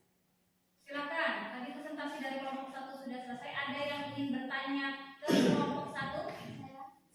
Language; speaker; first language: Indonesian; native; Indonesian